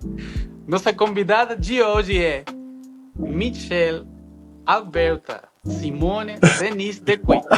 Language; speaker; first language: Portuguese; non-native, fluent; Spanish